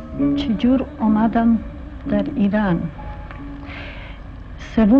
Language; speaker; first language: Persian; non-native, fluent; Polish